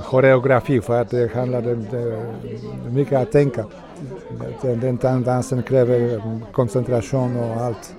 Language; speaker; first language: Swedish; non-native, fluent; Polish